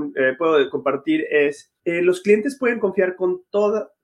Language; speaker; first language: Spanish; native; Spanish